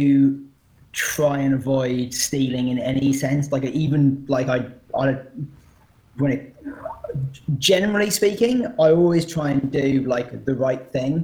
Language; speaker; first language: English; native; English